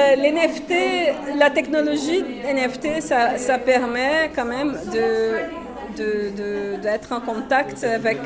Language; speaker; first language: French; non-native, fluent; Portuguese